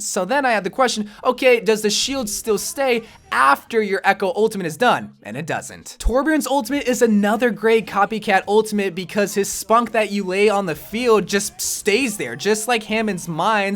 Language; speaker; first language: English; native; English